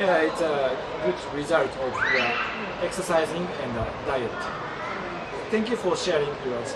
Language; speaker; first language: English; non-native, learner; Japanese